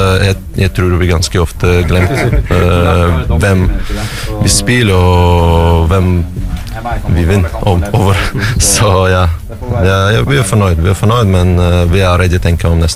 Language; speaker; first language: Norwegian; non-native, learner; Russian